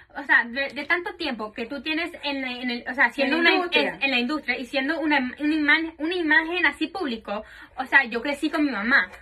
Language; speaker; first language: Spanish; early bilingual, heritage; Spanish